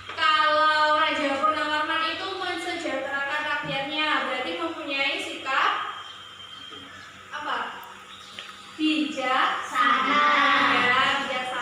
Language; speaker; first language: Indonesian; native; Indonesian